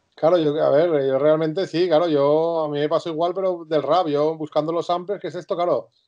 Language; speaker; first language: Spanish; native; Spanish